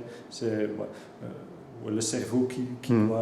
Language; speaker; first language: French; non-native, local second language; Dutch